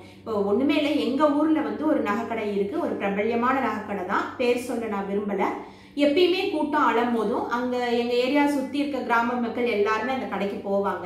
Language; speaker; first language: Tamil; native; Tamil